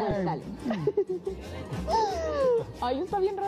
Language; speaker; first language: Spanish; native; Spanish